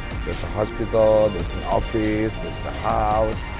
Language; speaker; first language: English; non-native, learner; Indonesian